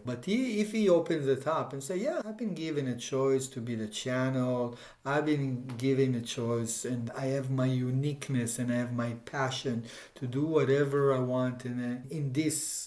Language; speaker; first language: English; non-native, fluent; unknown